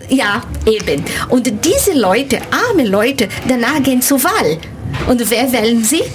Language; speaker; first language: German; non-native, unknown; Portuguese